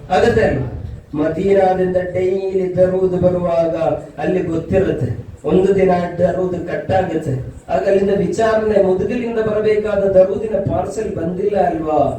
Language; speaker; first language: Kannada; non-native, local second language; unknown